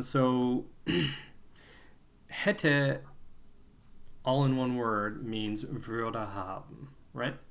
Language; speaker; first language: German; non-native, fluent; English